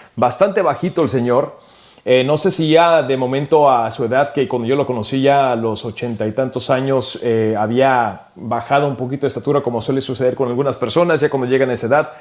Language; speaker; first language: Spanish; early bilingual, heritage; Spanish